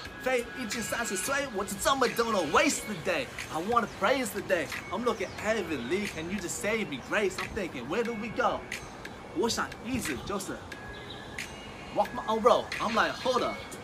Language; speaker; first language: English; early bilingual, other home language; Chinese